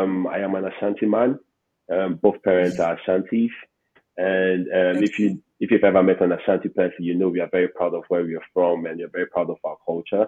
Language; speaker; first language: English; non-native, local second language; Akan